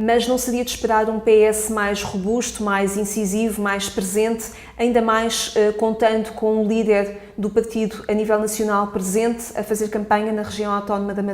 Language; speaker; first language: Portuguese; native; Portuguese